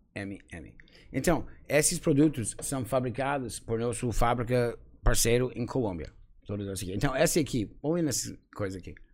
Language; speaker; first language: Portuguese; non-native, fluent; English